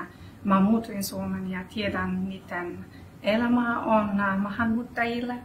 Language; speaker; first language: Finnish; non-native, learner; Albanian